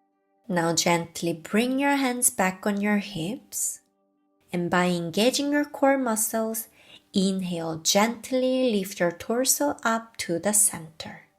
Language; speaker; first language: English; non-native, fluent; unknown